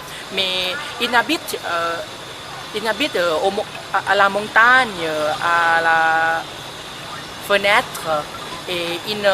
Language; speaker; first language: French; non-native, learner; Thai